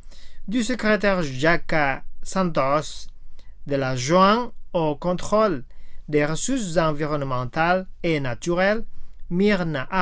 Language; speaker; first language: French; non-native, fluent; Indonesian